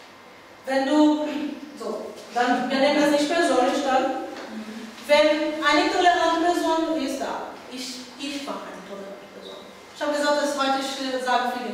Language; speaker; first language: German; non-native, learner; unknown